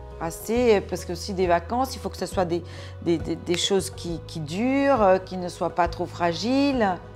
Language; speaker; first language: French; non-native, fluent; Portuguese